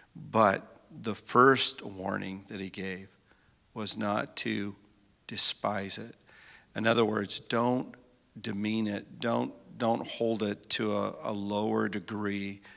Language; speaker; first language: English; native; English